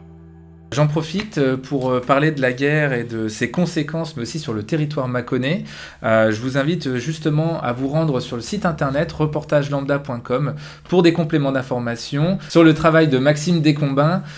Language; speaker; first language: French; native; French